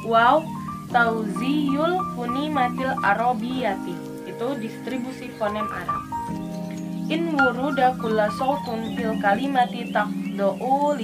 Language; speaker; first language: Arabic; non-native, learner; Indonesian